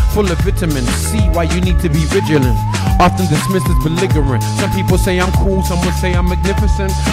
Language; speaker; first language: English; native; English